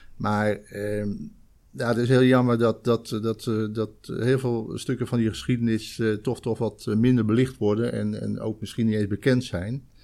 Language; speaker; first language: Dutch; native; Dutch